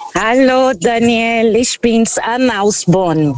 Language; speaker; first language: German; non-native, fluent; Portuguese